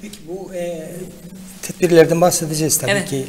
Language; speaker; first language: Turkish; native; Turkish